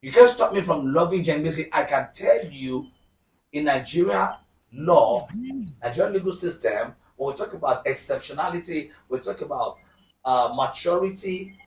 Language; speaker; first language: English; non-native, local second language; Yoruba